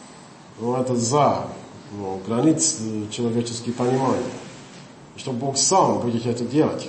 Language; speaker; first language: Russian; non-native, fluent; English